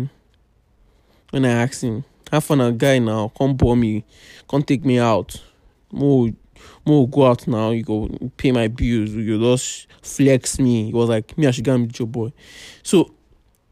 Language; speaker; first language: English; non-native, local second language; Yoruba